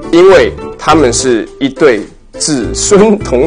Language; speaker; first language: Chinese; native; Chinese